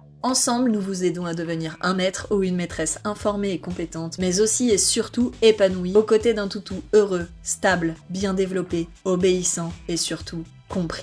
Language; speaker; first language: French; native; French